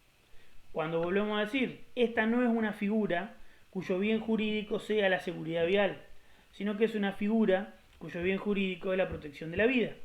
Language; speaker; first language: Spanish; native; Spanish